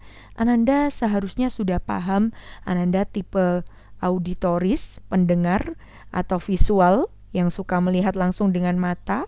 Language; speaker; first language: Indonesian; native; Indonesian